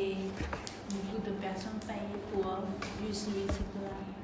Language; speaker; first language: French; non-native, learner; Khmer